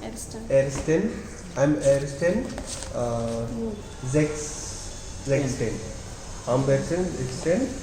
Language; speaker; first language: German; non-native, learner; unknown